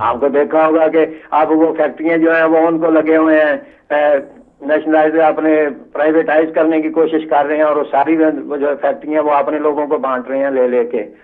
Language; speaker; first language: Urdu; non-native, local second language; Punjabi